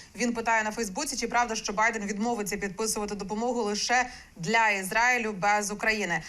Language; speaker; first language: Ukrainian; native; Ukrainian